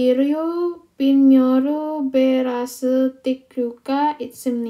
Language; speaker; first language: Korean; non-native, fluent; Indonesian